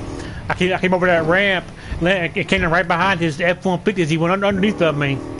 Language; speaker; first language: English; native; English